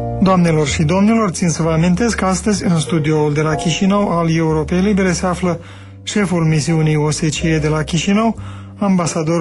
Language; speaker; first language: Romanian; native; Romanian